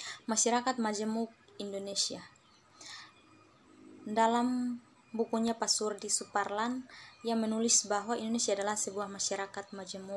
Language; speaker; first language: Indonesian; native; Indonesian